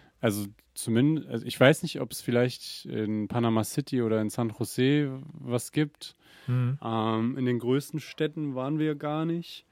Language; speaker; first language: German; native; German